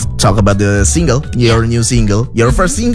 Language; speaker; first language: English; non-native, fluent; Indonesian